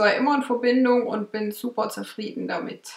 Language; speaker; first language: German; native; German